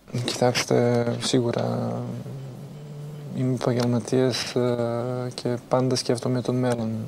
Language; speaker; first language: Greek; non-native, fluent; Serbian